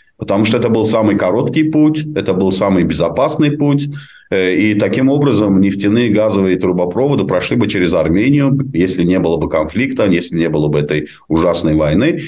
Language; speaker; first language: Russian; non-native, local second language; Azerbaijani